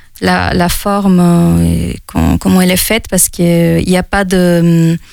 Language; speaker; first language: French; non-native, fluent; Spanish